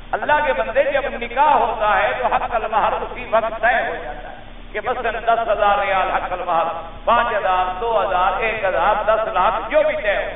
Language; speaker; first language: Urdu; native; Urdu